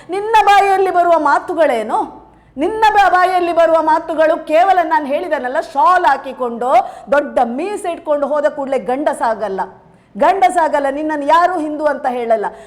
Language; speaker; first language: Kannada; native; Kannada